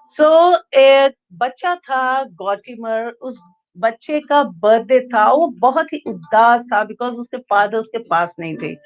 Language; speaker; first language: Hindi; native; Hindi